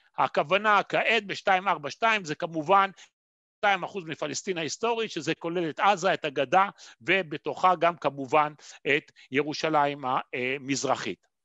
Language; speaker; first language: Hebrew; native; Hebrew